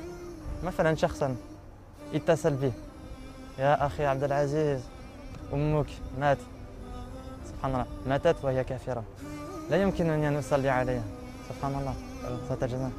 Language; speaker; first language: Arabic; non-native, learner; French